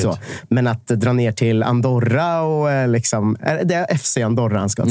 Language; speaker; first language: Swedish; native; Swedish